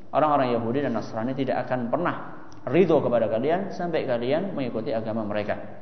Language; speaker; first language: Indonesian; non-native, local second language; Javanese